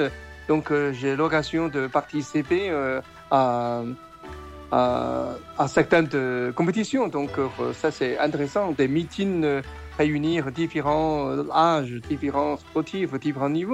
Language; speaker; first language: French; non-native, learner; Chinese